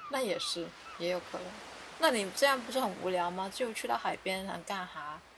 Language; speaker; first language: Chinese; non-native, local second language; Cantonese